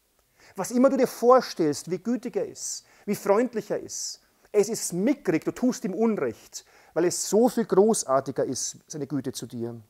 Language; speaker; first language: German; native; German